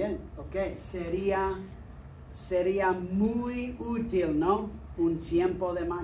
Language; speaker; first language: Spanish; non-native, fluent; English